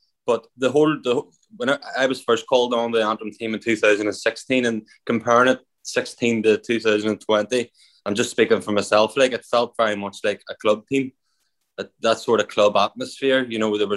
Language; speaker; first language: English; native; English